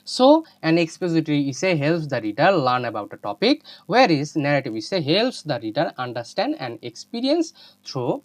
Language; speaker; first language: English; non-native, local second language; Bangla